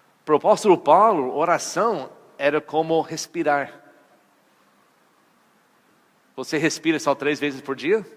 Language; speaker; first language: Portuguese; non-native, fluent; English